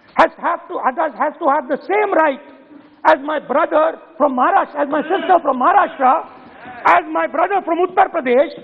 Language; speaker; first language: English; non-native, local second language; Hindi